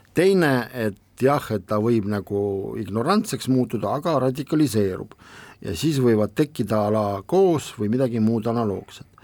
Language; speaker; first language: Estonian; non-native, local second language; Russian